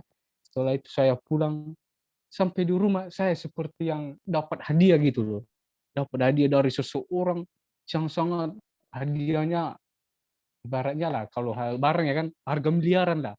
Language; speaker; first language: Indonesian; non-native, local second language; Nias